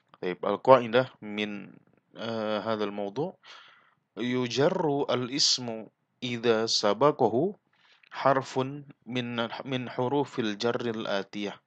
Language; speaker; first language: Arabic; non-native, fluent; Malay